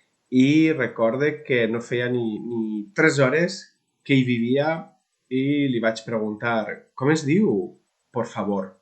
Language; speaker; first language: Catalan; non-native, local second language; Spanish